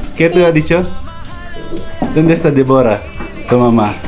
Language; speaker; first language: Spanish; non-native, learner; Filipino